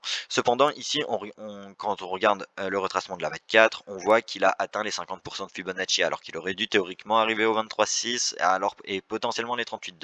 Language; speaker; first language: French; native; French